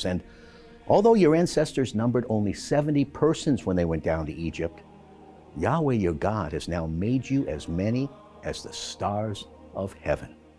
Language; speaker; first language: English; native; English